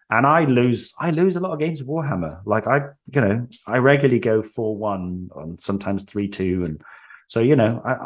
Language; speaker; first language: English; native; English